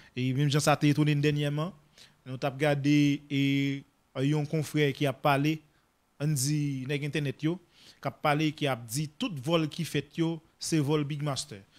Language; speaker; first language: French; non-native, local second language; Haitian Creole